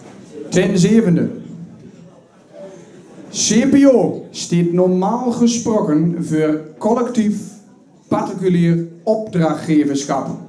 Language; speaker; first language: Dutch; native; Dutch